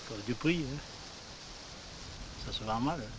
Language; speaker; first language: French; native; French